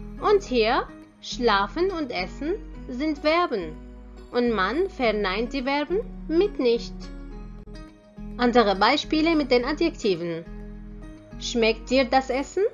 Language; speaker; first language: German; non-native, fluent; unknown